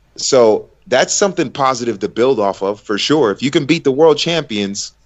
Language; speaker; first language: English; native; English